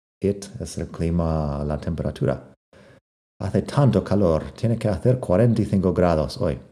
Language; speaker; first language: Spanish; non-native, fluent; English